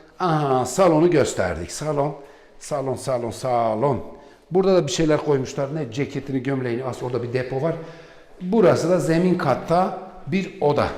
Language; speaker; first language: Turkish; non-native, local second language; Kurdish